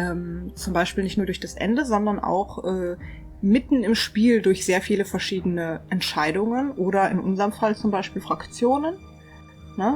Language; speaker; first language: German; native; German